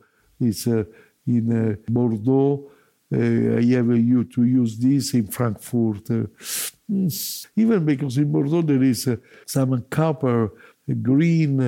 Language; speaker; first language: English; non-native, learner; Italian